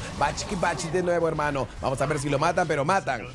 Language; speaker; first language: Spanish; native; Spanish